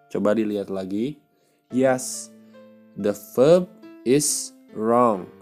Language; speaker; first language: English; non-native, fluent; Indonesian